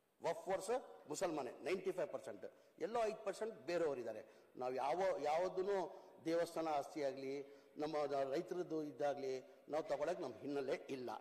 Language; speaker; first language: Kannada; non-native, local second language; Urdu